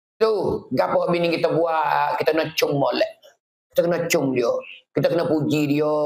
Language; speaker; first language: Malay; native; Malay